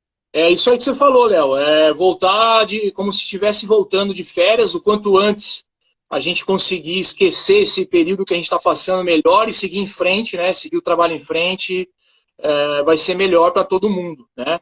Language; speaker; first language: Portuguese; native; Portuguese